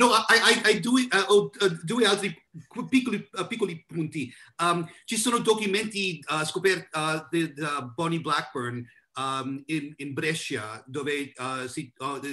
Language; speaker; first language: Italian; non-native, learner; English